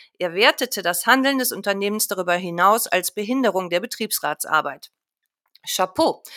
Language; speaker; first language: German; native; German